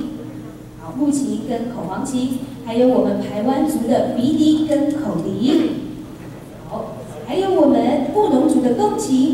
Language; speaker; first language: Chinese; native; Chinese